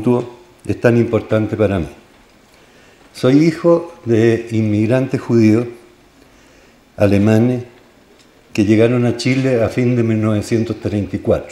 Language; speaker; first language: Spanish; native; Spanish